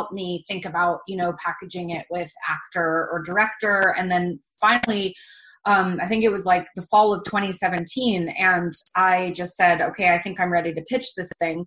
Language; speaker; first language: English; native; English